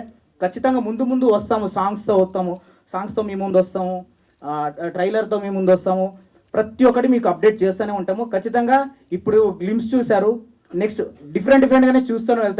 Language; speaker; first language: Telugu; non-native, learner; Kannada